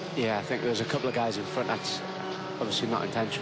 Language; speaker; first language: English; native; English